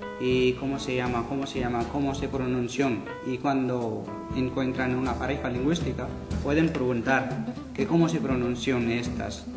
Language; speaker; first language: Spanish; non-native, learner; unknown